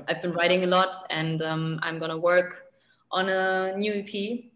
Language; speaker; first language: English; non-native, fluent; German